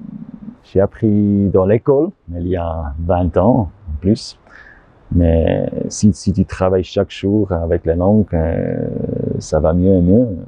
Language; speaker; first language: French; non-native, learner; German